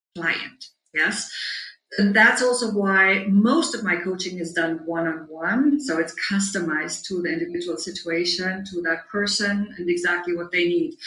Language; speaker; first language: English; non-native, fluent; German